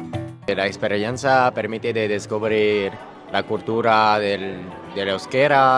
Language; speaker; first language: Spanish; non-native, learner; French